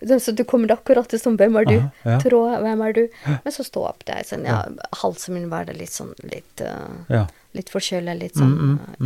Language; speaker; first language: Norwegian; non-native, learner; Albanian